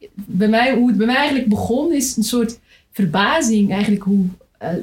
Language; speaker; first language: Dutch; native; Dutch